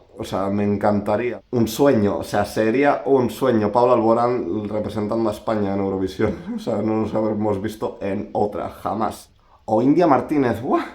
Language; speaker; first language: Spanish; native; Spanish